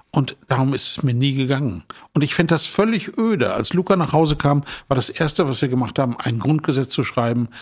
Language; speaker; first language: German; native; German